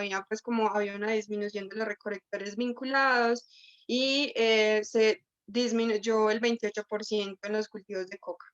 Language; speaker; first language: Spanish; native; Spanish